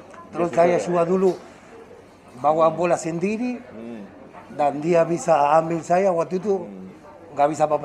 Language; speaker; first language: Indonesian; non-native, fluent; Spanish